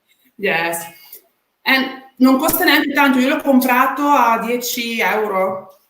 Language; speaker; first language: Italian; native; Italian